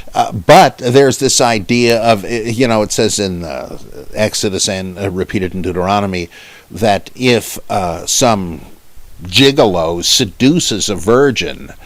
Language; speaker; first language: English; native; English